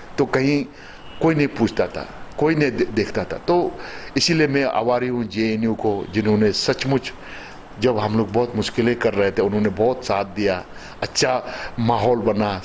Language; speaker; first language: Hindi; non-native, local second language; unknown